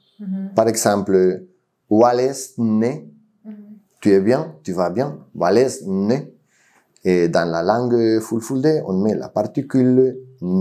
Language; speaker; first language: French; non-native, fluent; Spanish